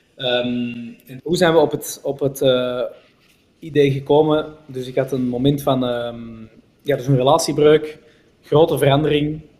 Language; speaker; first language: Dutch; native; Dutch